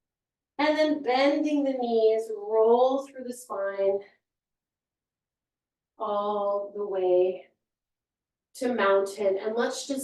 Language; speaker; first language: English; native; English